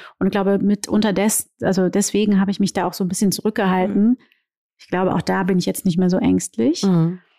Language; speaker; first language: German; early bilingual, other home language; Portuguese